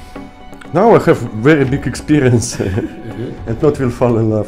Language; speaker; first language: English; non-native, learner; Russian